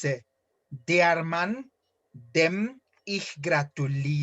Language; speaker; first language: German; non-native, fluent; Spanish